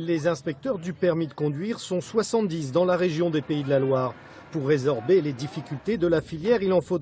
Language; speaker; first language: French; native; French